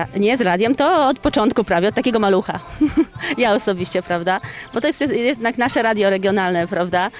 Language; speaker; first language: Polish; native; Polish